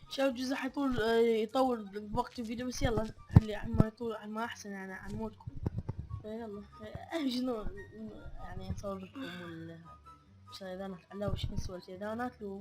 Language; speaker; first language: Arabic; native; Arabic